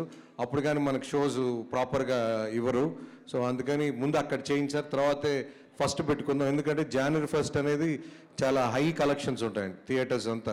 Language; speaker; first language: Telugu; native; Telugu